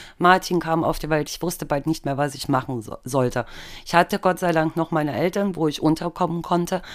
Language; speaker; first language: German; native; German